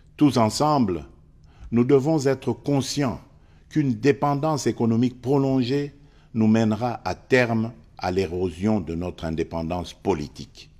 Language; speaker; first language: French; non-native, local second language; Luba-Lulua